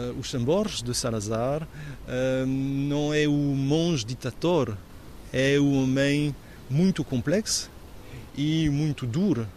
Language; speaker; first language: Portuguese; non-native, fluent; French